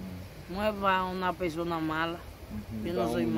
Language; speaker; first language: Spanish; early bilingual, other home language; Haitian Creole